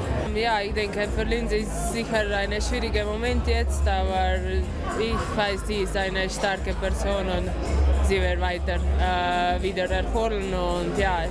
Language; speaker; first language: German; non-native, fluent; Slovenian